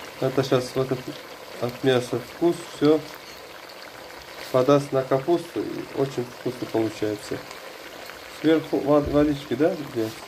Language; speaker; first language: Russian; non-native, fluent; Uzbek